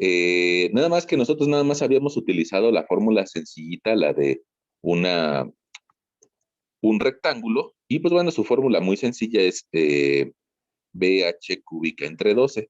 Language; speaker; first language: Spanish; native; Spanish